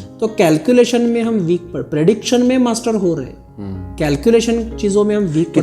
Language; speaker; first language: Hindi; non-native, local second language; Marathi